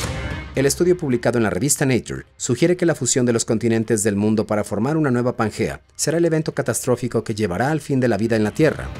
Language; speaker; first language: Spanish; native; Spanish